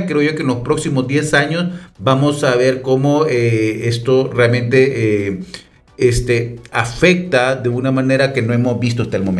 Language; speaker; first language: Spanish; native; Spanish